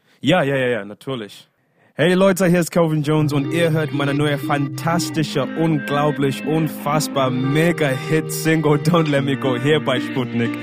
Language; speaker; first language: German; non-native, learner; English